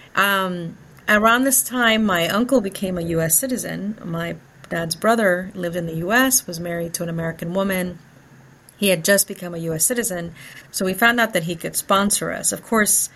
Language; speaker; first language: English; early bilingual, other home language; Spanish